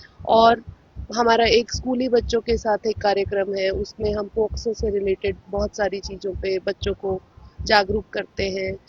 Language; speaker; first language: Hindi; native; Hindi